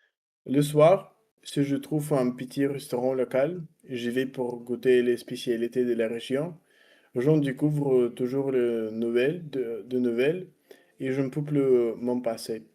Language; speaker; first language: French; non-native, learner; Russian